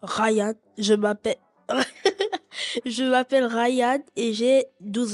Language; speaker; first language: French; non-native, local second language; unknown